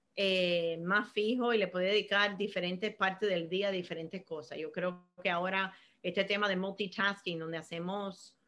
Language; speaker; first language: Spanish; early bilingual, heritage; Spanish